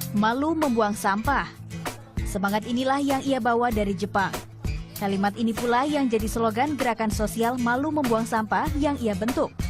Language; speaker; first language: Indonesian; native; Indonesian